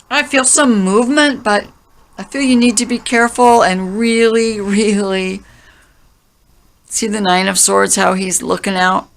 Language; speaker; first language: English; native; English